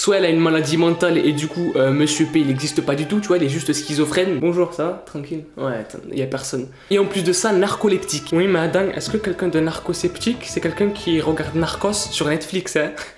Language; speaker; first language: French; native; French